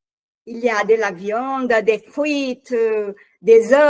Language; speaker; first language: French; non-native, learner; Portuguese